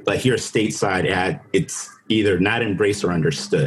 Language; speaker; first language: English; non-native, fluent; Spanish